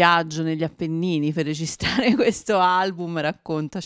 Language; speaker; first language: Italian; native; Italian